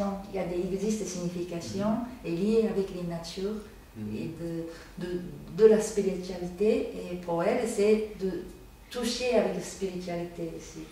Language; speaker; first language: French; non-native, learner; Japanese